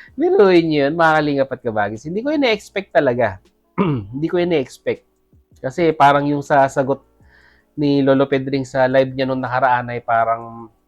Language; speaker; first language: Filipino; native; Filipino